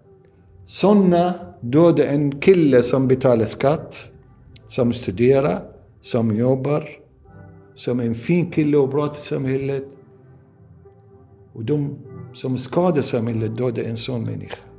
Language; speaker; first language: Swedish; non-native, learner; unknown